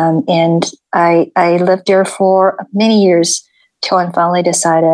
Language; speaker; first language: English; non-native, fluent; Chinese